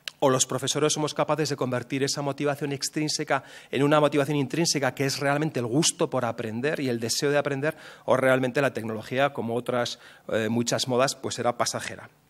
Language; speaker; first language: Spanish; native; Spanish